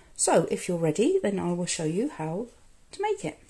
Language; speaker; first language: English; native; English